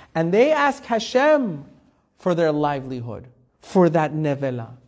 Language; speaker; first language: English; early bilingual, heritage; Persian